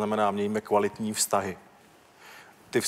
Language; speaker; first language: Czech; native; Czech